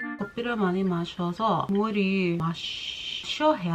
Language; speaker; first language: Korean; non-native, learner; English